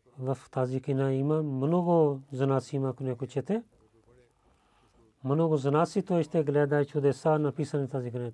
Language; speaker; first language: Bulgarian; non-native, learner; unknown